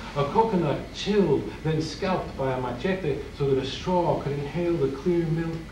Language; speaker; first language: English; native; English